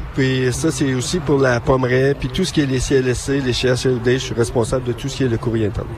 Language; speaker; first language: French; native; French